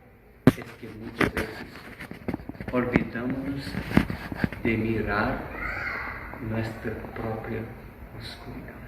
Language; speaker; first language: Spanish; non-native, fluent; Portuguese